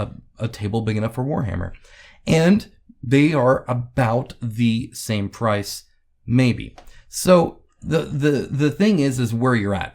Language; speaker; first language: English; native; English